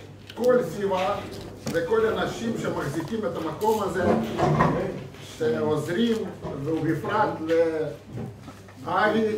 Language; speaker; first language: Hebrew; non-native, fluent; Russian